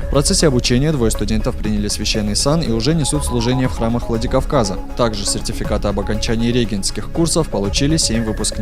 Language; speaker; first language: Russian; native; Russian